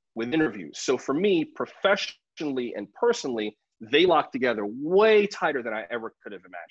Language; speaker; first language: English; native; English